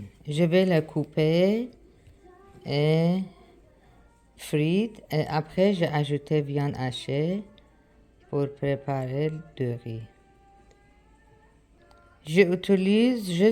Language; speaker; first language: French; non-native, learner; Persian